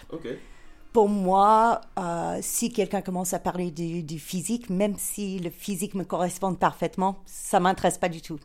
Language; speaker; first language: French; native; French